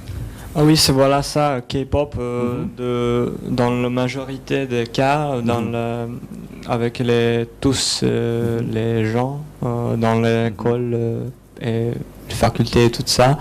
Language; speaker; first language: French; non-native, learner; Serbian